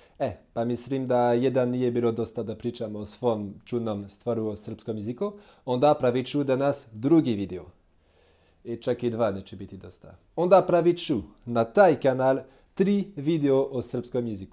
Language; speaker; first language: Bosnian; non-native, learner; French